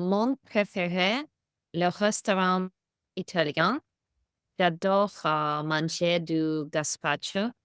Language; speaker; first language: French; non-native, learner; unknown